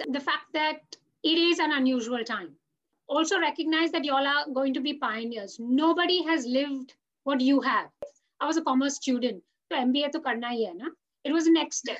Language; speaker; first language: English; non-native, local second language; Hindi